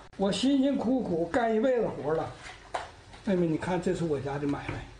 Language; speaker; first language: Chinese; native; Chinese